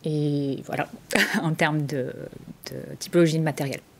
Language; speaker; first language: French; native; French